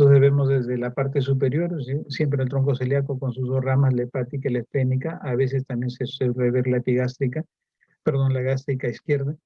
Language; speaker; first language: Spanish; native; Spanish